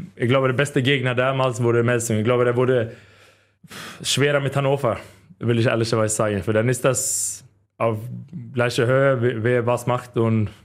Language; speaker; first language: German; non-native, learner; Swedish